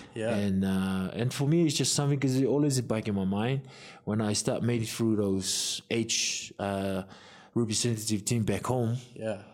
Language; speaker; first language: English; non-native, fluent; Samoan